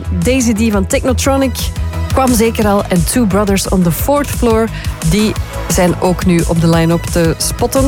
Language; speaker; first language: Dutch; native; Dutch